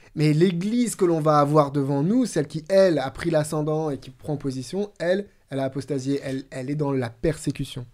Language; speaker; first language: French; native; French